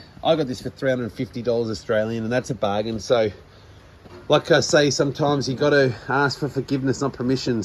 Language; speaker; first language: English; native; English